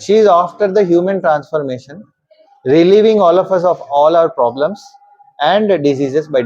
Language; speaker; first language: English; non-native, local second language; Telugu